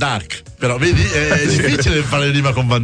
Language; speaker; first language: Italian; native; Italian